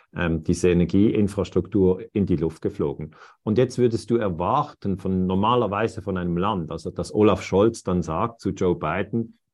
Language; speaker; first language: German; native; German